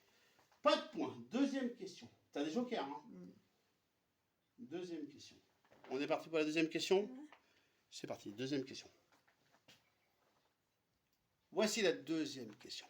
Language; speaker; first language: French; native; French